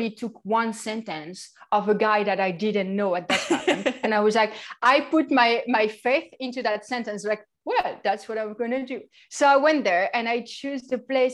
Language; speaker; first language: English; non-native, fluent; French